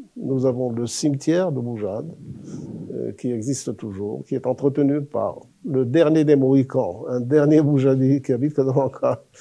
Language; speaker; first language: French; non-native, local second language; Arabic